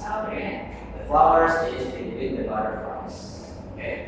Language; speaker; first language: English; non-native, local second language; Indonesian